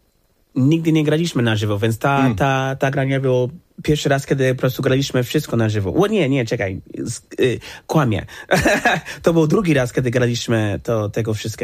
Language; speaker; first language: Polish; non-native, fluent; English